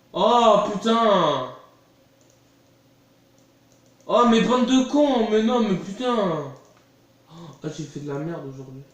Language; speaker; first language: French; native; French